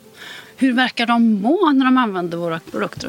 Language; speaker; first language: Swedish; native; Swedish